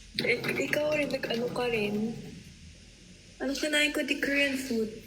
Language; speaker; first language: Filipino; non-native, local second language; Korean